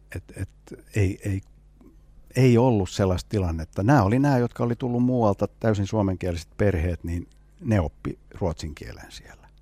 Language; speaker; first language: Finnish; non-native, local second language; Swedish